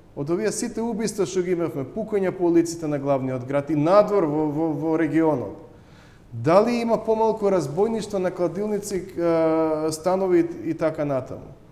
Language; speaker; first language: Macedonian; native; Macedonian